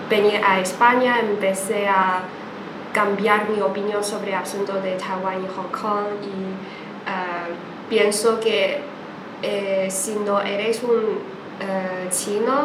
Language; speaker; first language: Spanish; non-native, fluent; Chinese